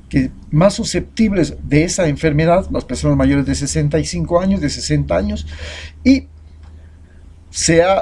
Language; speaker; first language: Spanish; native; Spanish